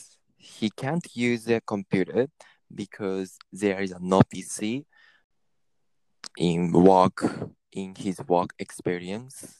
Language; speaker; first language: English; non-native, learner; Japanese